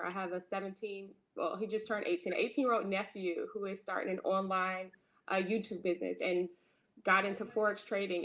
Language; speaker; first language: English; native; English